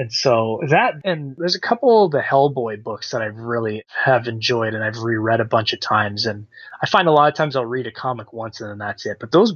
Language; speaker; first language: English; native; English